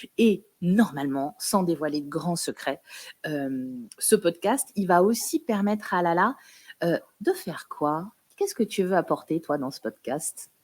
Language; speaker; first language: French; native; French